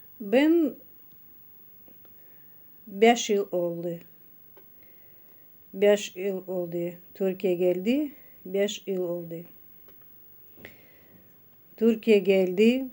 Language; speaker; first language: Turkish; non-native, learner; Russian